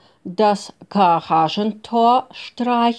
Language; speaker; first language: German; non-native, fluent; Russian